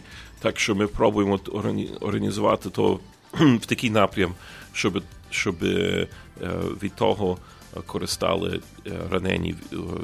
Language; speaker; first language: Ukrainian; early bilingual, heritage; Ukrainian